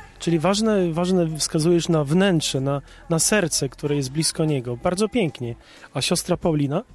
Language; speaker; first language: Polish; native; Polish